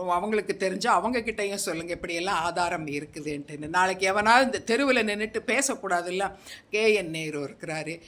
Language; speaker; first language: Tamil; non-native, local second language; Telugu